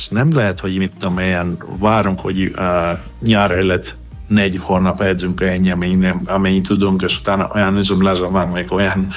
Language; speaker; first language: Hungarian; non-native, fluent; Greek